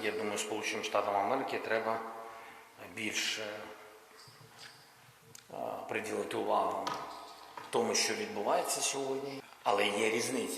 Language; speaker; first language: Ukrainian; non-native, local second language; Russian